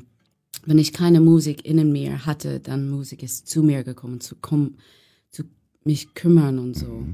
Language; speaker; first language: German; non-native, learner; English